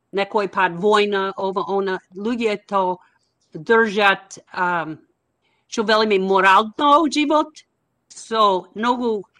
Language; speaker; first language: Macedonian; non-native, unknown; English